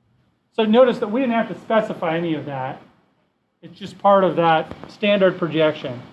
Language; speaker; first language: English; native; English